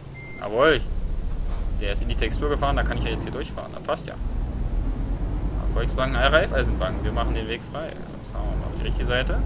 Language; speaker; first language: German; native; German